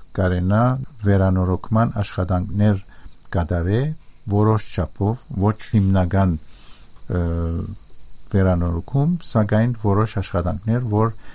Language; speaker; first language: Armenian; native; Armenian